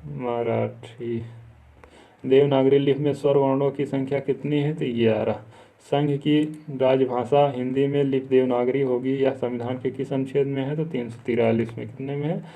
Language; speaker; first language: Hindi; native; Hindi